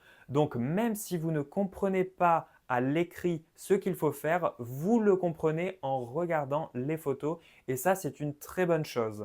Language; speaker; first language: French; native; French